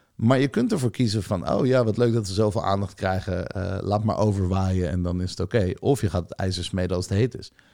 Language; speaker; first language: Dutch; early bilingual, other home language; Hebrew